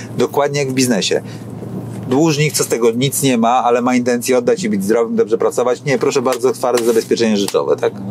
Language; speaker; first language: Polish; native; Polish